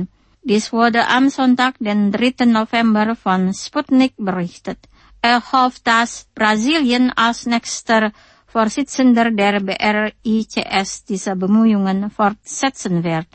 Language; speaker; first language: German; non-native, fluent; Indonesian